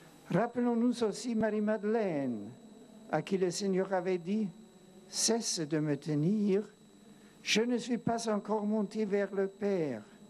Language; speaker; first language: French; non-native, fluent; German